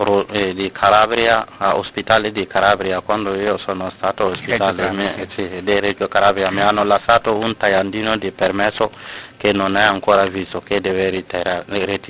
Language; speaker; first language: Italian; non-native, learner; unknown